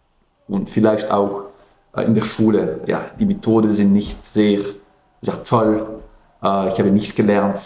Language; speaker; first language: German; non-native, local second language; Dutch